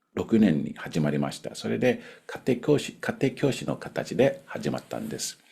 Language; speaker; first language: Japanese; non-native, fluent; English